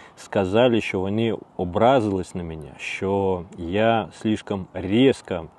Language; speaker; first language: Ukrainian; non-native, learner; Russian